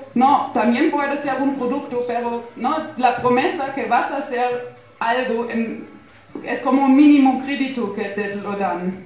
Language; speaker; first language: Spanish; non-native, fluent; German